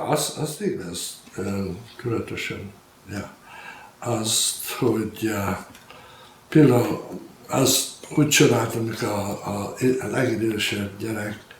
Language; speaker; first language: Hungarian; early bilingual, heritage; Hungarian